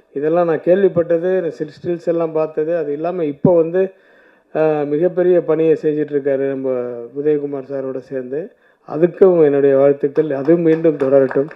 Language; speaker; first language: Tamil; native; Tamil